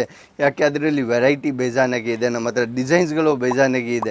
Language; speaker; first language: Kannada; non-native, local second language; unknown